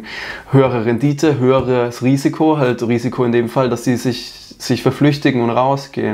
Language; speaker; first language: German; native; German